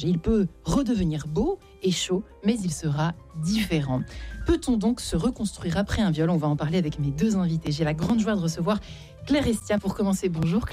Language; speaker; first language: French; native; French